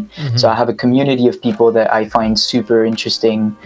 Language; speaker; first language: English; non-native, fluent; French